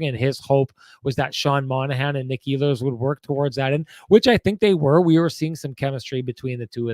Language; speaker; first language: English; native; English